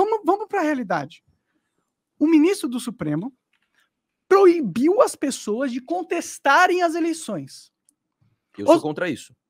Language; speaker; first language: Portuguese; native; Portuguese